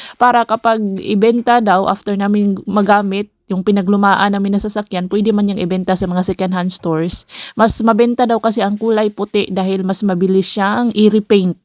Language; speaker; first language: Filipino; non-native, local second language; Cebuano